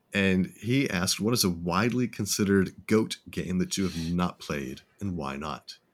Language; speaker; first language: English; native; English